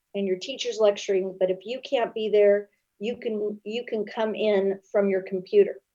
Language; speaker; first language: English; native; English